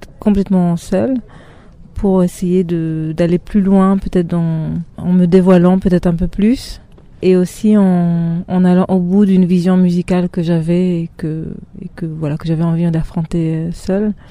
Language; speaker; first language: French; early bilingual, heritage; Hebrew